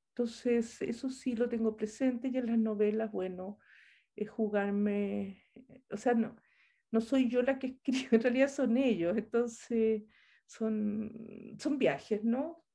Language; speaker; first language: Spanish; native; Spanish